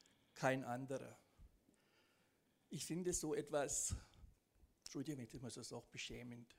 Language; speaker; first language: German; native; German